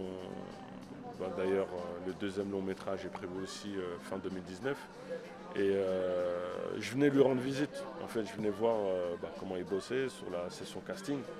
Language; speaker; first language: French; native; French